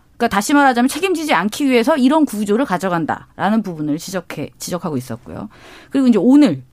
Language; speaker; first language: Korean; native; Korean